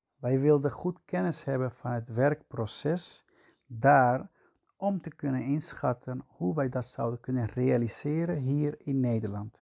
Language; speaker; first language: Dutch; non-native, fluent; Spanish